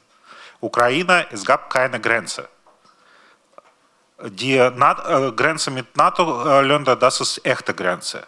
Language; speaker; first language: German; non-native, learner; Russian